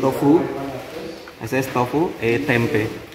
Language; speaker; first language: Spanish; non-native, learner; Indonesian